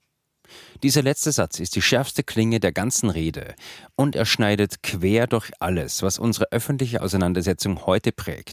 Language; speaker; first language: German; native; German